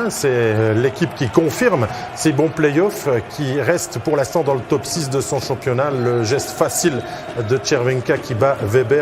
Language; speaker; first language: French; native; French